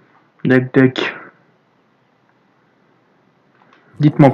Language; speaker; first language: French; native; French